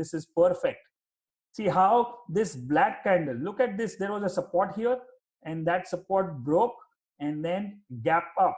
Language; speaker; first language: English; non-native, local second language; Hindi